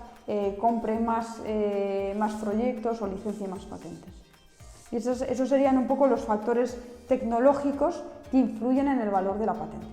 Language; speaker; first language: Spanish; native; Spanish